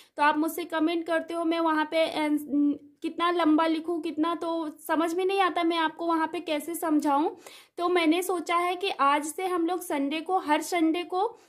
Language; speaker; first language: Hindi; native; Hindi